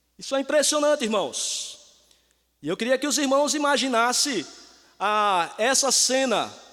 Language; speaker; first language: Portuguese; native; Portuguese